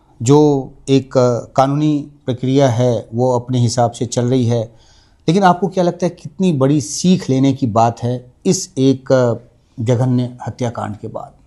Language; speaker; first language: Hindi; native; Hindi